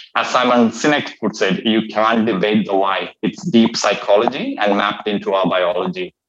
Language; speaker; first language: English; non-native, local second language; Malayalam